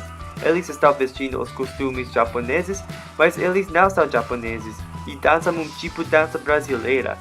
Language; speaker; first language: Portuguese; non-native, learner; English